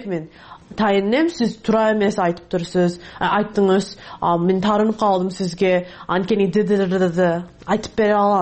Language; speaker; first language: Kyrgyz; non-native, learner; English